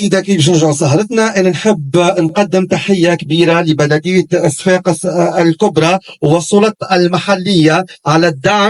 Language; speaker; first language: Arabic; native; Arabic